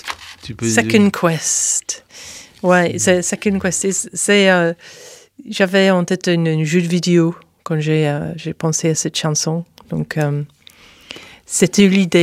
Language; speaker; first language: French; non-native, fluent; English